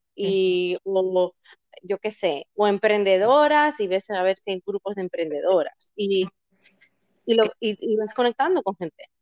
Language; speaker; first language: Spanish; native; Spanish